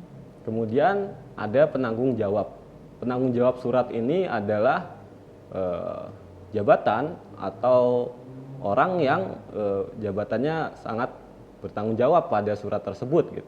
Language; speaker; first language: Indonesian; native; Indonesian